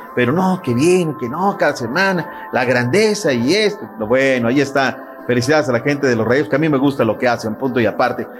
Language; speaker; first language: Spanish; native; Spanish